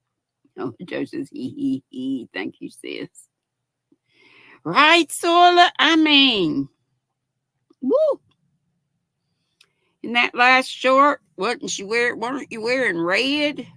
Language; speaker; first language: English; native; English